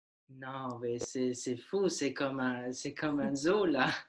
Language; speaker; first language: French; non-native, learner; English